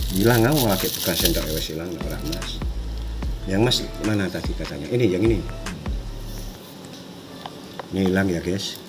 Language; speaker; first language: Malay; non-native, local second language; Javanese